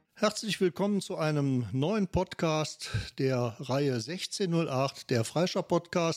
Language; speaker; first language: German; native; German